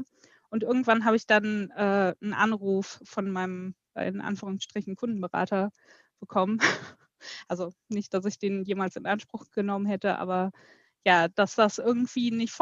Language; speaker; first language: German; native; German